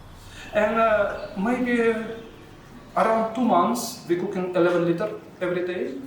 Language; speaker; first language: English; non-native, learner; Russian